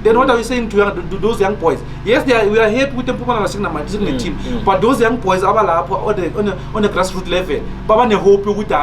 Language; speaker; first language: English; non-native, local second language; Zulu